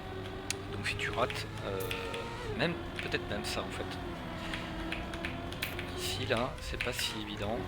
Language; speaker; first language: French; native; French